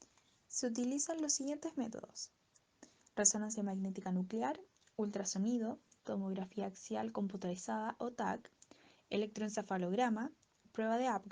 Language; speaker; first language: Spanish; native; Spanish